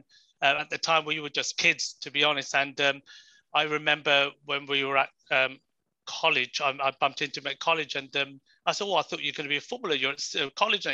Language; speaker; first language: English; native; English